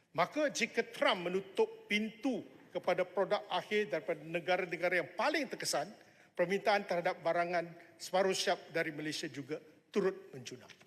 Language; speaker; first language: Malay; non-native, local second language; Chinese